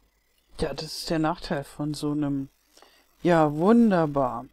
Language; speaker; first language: German; native; German